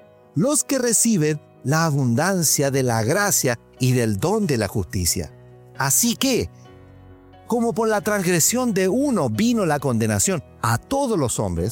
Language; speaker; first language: Spanish; native; Spanish